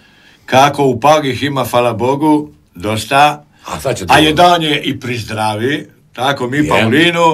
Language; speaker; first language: Croatian; native; Croatian